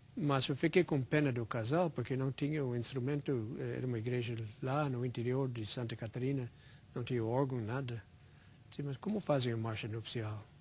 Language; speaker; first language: Portuguese; non-native, fluent; English